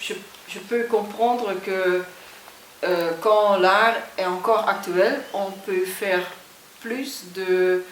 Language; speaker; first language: French; non-native, fluent; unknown